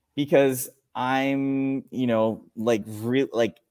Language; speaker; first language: English; non-native, fluent; Spanish